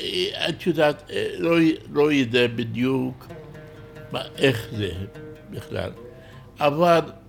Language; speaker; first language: Hebrew; non-native, local second language; Arabic